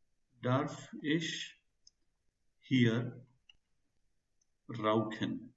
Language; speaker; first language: German; non-native, fluent; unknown